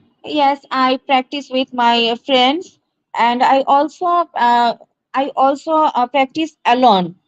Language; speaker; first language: English; non-native, learner; Bangla